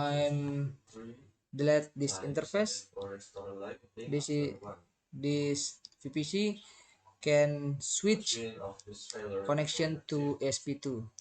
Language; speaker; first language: English; non-native, learner; Indonesian